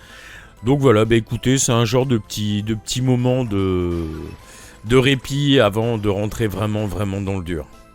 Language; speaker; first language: French; native; French